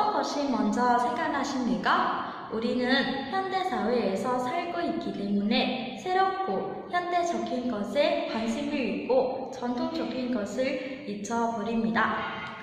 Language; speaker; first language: Korean; non-native, fluent; Vietnamese